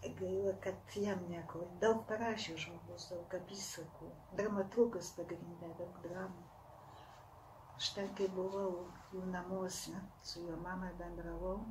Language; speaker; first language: Lithuanian; non-native, local second language; Polish